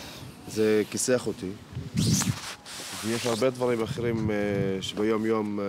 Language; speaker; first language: Hebrew; non-native, local second language; Arabic